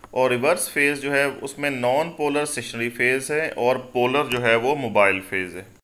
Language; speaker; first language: Urdu; non-native, local second language; Punjabi